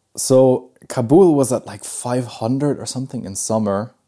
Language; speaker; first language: English; early bilingual, other home language; Pashto